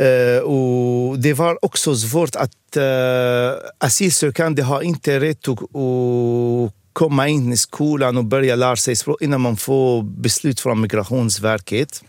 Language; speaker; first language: Swedish; non-native, fluent; Arabic